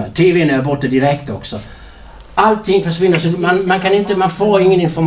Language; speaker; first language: Swedish; non-native, fluent; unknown